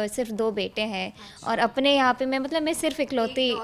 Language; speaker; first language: Hindi; native; Hindi